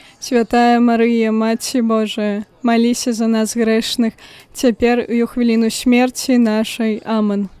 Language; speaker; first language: Belarusian; native; Belarusian